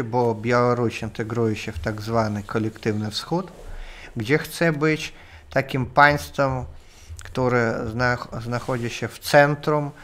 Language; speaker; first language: Polish; non-native, learner; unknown